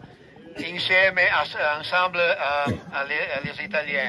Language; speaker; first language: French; non-native, fluent; Italian